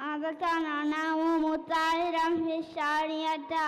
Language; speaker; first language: Arabic; non-native, learner; Divehi